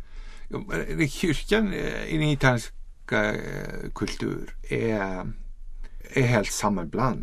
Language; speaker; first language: Swedish; non-native, learner; Icelandic